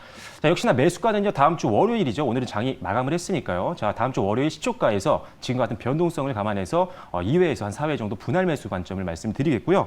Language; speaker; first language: Korean; native; Korean